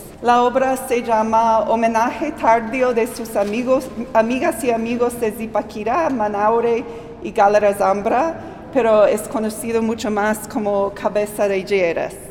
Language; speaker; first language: Spanish; non-native, fluent; English